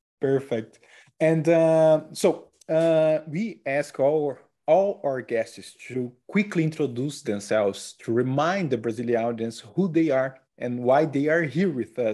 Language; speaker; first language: English; non-native, learner; Portuguese